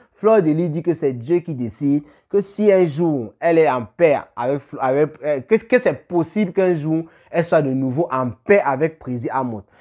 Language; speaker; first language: French; native; French